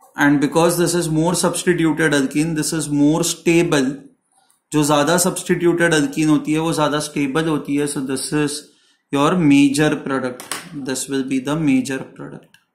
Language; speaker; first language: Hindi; non-native, local second language; Marathi